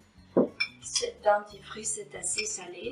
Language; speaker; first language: French; non-native, fluent; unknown